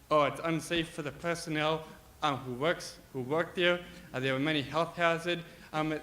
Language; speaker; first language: English; native; English